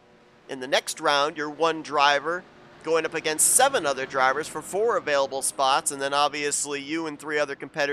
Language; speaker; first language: English; native; English